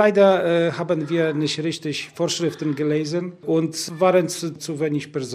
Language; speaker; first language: German; non-native, local second language; Polish